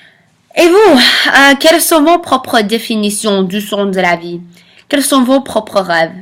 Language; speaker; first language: French; non-native, fluent; English